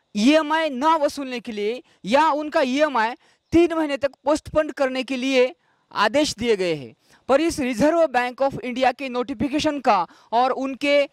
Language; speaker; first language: Hindi; non-native, local second language; Marathi